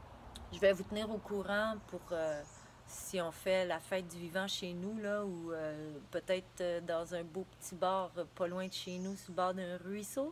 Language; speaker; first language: French; native; French